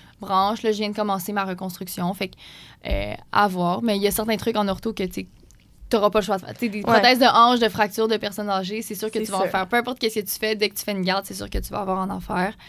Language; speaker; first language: French; native; French